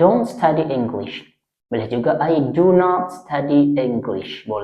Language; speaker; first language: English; non-native, fluent; Indonesian